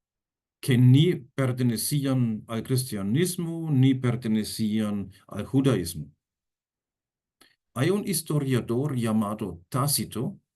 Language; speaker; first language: Spanish; non-native, fluent; German